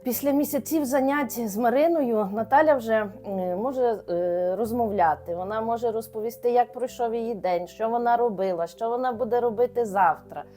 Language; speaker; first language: Ukrainian; native; Ukrainian